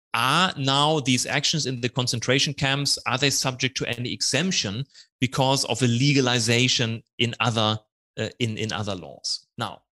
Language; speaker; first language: English; non-native, fluent; German